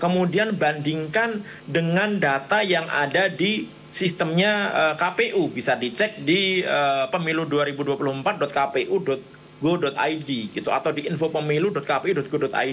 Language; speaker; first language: Indonesian; native; Indonesian